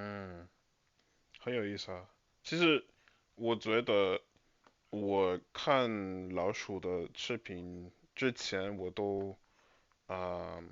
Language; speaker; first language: Chinese; non-native, fluent; English